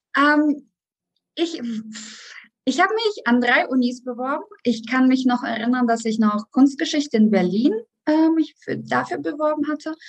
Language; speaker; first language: German; early bilingual, other home language; Russian